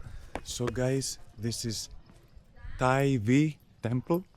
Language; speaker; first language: English; non-native, fluent; Greek